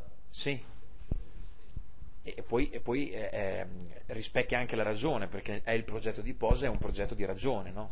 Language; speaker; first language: Italian; native; Italian